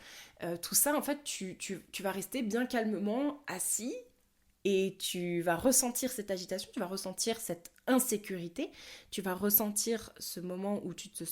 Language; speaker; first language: French; native; French